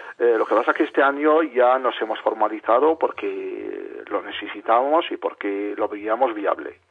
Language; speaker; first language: Spanish; non-native, fluent; Arabic